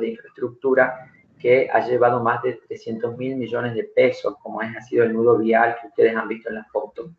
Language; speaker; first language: Spanish; native; Spanish